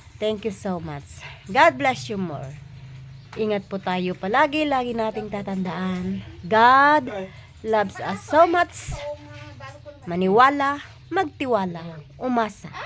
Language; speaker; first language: Filipino; non-native, local second language; Iloko